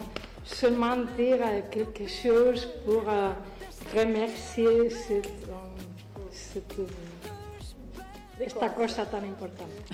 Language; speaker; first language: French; non-native, learner; Spanish